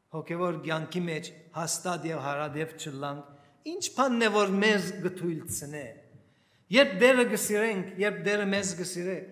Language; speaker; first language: Armenian; early bilingual, heritage; Armenian